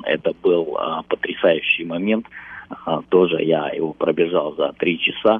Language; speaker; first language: Russian; early bilingual, heritage; Russian